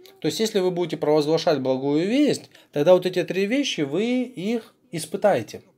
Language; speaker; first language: Russian; non-native, fluent; Korean